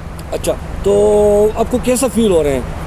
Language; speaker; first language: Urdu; non-native, local second language; Khowar